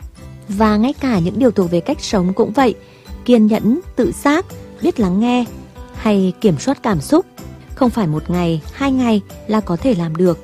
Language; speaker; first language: Vietnamese; native; Vietnamese